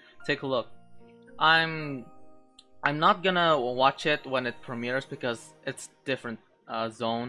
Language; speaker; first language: English; non-native, local second language; Filipino